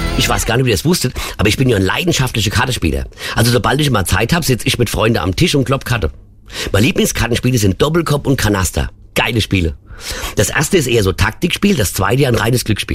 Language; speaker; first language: German; native; German